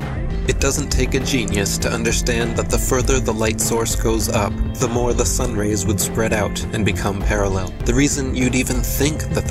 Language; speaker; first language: English; native; English